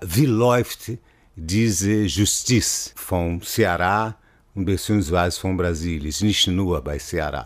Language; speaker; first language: German; non-native, fluent; Portuguese